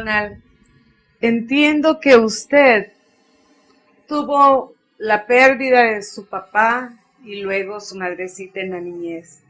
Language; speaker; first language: Spanish; native; Spanish